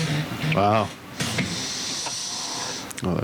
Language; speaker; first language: English; native; English